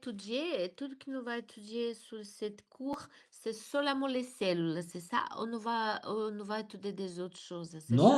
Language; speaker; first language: French; non-native, learner; Portuguese